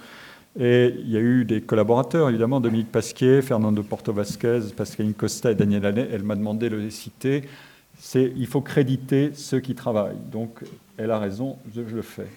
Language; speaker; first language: French; native; French